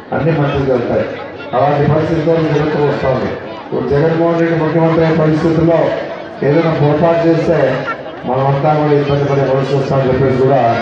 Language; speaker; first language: Telugu; native; Telugu